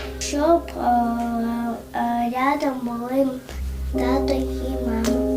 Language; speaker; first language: Ukrainian; non-native, local second language; Russian